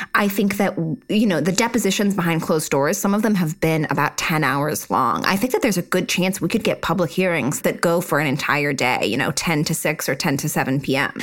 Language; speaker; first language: English; native; English